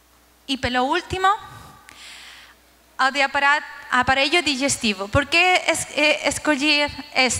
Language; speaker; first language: Portuguese; non-native, learner; Spanish